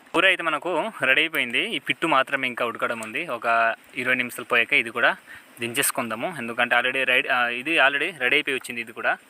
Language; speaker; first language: Telugu; non-native, local second language; Odia